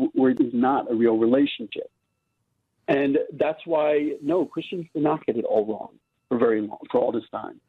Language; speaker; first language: English; native; English